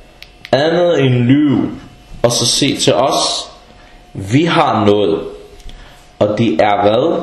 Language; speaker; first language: Danish; early bilingual, other home language; Arabic